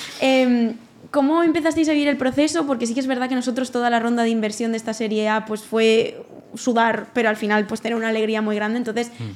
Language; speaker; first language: Spanish; native; Spanish